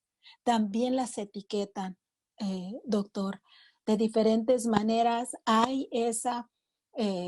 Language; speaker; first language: Spanish; native; Spanish